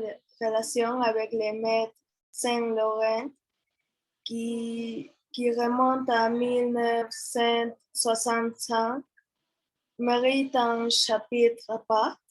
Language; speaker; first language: French; non-native, learner; Spanish